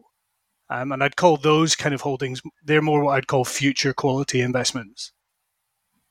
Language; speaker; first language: English; native; English